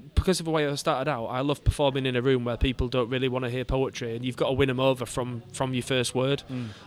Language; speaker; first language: English; native; English